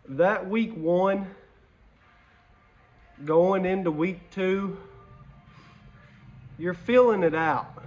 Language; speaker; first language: English; native; English